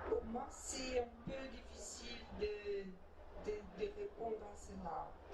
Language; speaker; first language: French; non-native, fluent; Portuguese